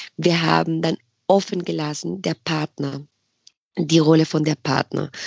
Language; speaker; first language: German; non-native, fluent; Spanish